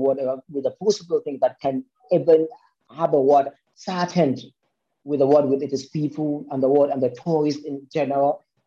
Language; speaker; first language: English; non-native, local second language; Hausa